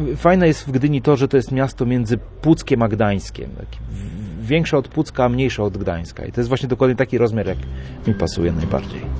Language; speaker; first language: Polish; native; Polish